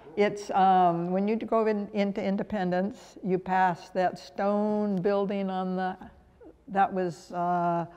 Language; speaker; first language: English; native; English